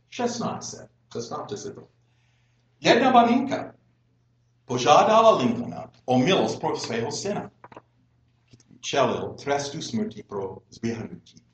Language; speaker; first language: Czech; non-native, fluent; English